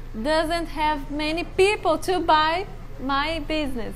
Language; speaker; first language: English; non-native, learner; Portuguese